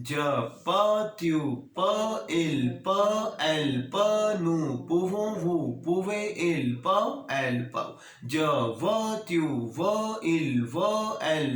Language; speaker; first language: French; non-native, learner; Hindi